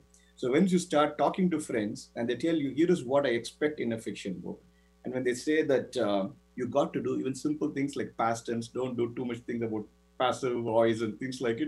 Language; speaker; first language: English; non-native, local second language; Tamil